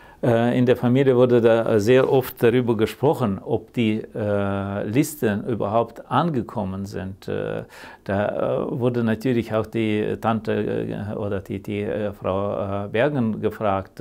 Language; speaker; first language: German; early bilingual, heritage; German